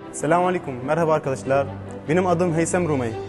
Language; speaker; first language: Turkish; non-native, learner; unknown